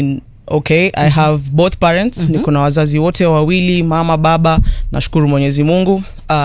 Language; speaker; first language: Swahili; native; Swahili